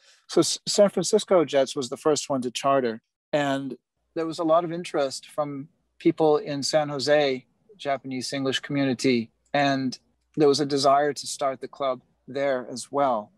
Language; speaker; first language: English; native; English